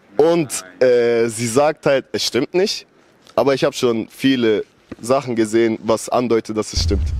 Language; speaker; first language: German; early bilingual, other home language; Turkish